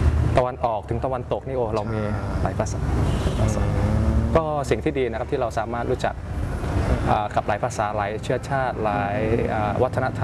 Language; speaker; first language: Thai; early bilingual, other home language; Indonesian